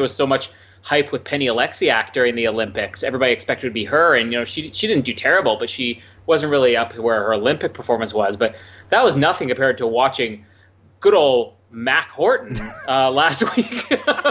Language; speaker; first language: English; native; English